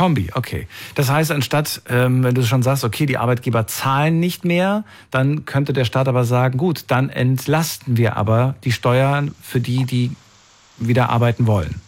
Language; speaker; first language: German; native; German